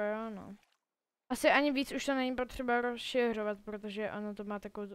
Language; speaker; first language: Czech; native; Czech